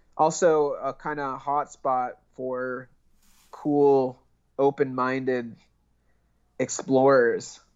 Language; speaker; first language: English; native; English